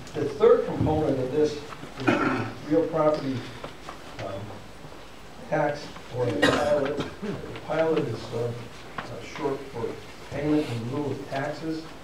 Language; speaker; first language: English; native; English